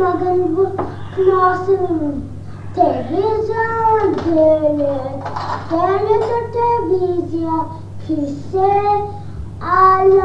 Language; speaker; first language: Hebrew; early bilingual, other home language; English